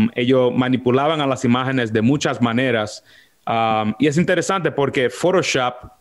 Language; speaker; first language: Spanish; early bilingual, heritage; Spanish